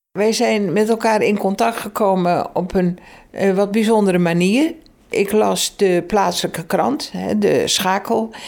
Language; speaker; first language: Dutch; native; Dutch